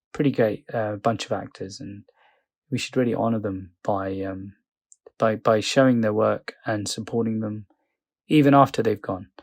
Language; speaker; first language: English; native; English